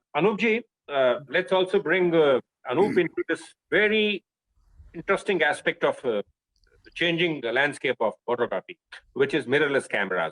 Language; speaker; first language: English; non-native, local second language; Hindi